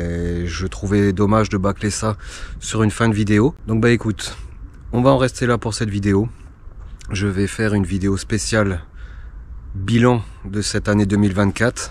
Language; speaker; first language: French; native; French